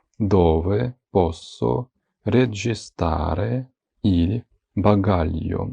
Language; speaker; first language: Italian; non-native, fluent; Ukrainian